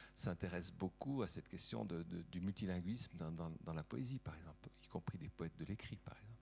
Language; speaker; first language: French; native; French